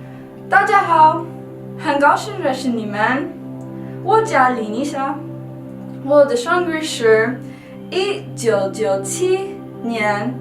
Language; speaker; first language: Chinese; non-native, learner; English